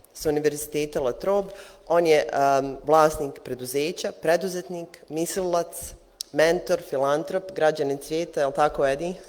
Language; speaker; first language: Bosnian; native; Bosnian